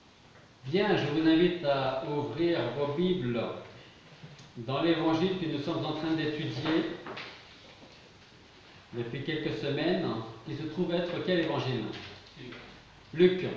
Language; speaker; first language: French; native; French